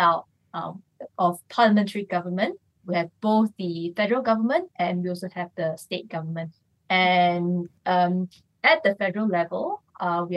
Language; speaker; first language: English; non-native, local second language; Chinese